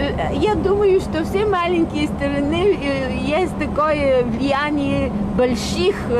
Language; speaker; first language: Russian; non-native, learner; Bulgarian